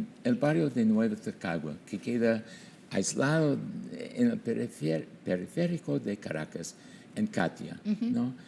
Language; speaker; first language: Spanish; non-native, fluent; English